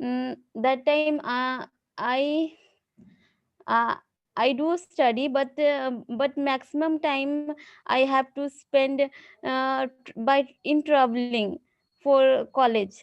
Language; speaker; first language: English; non-native, learner; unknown